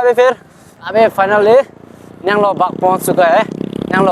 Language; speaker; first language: Hindi; non-native, local second language; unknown